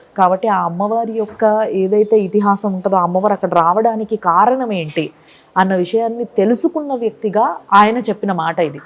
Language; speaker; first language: Telugu; native; Telugu